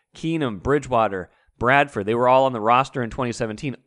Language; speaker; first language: English; native; English